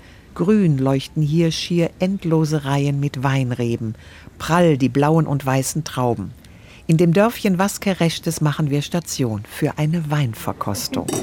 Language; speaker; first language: German; native; German